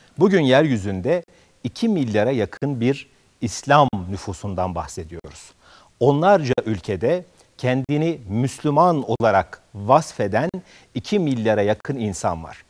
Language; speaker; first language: Turkish; native; Turkish